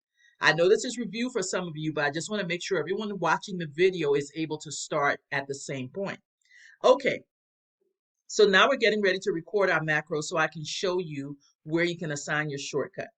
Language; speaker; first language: English; native; English